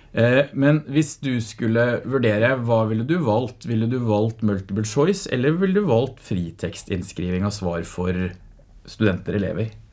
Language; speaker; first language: Norwegian; native; Norwegian